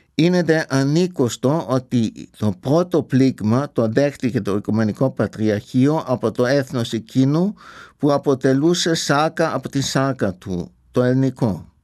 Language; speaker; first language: Greek; non-native, fluent; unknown